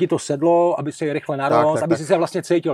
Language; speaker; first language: Czech; native; Czech